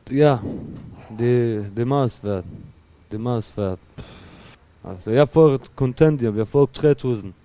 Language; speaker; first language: Danish; non-native, learner; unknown